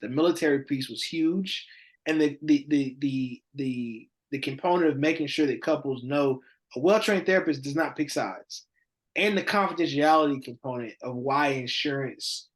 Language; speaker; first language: English; native; English